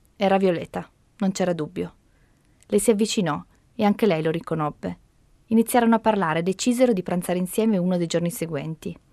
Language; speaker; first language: Italian; native; Italian